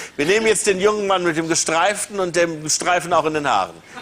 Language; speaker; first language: German; native; German